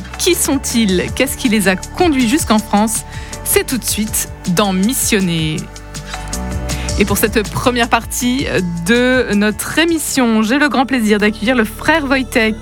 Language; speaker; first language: French; native; French